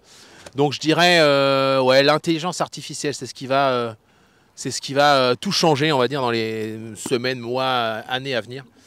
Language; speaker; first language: French; native; French